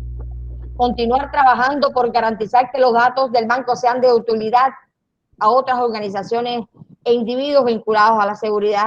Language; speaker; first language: Spanish; native; Spanish